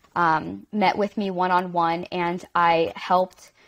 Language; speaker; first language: English; native; English